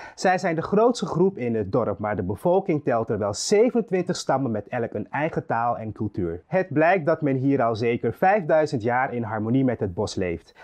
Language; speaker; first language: Dutch; native; Dutch